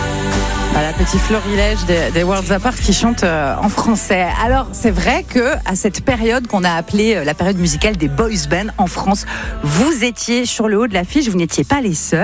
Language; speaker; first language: French; native; French